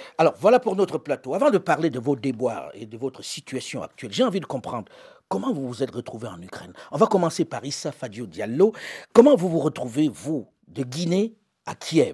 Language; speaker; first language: French; native; French